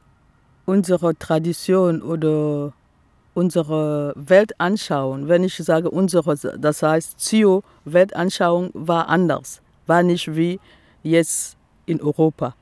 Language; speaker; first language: German; non-native, fluent; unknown